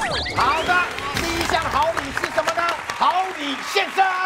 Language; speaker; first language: Chinese; native; Chinese